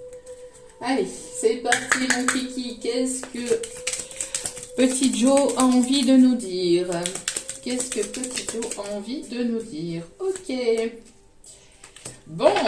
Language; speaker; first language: French; native; French